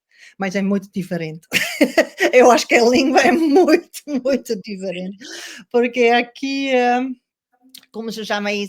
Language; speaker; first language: Portuguese; non-native, learner; Dutch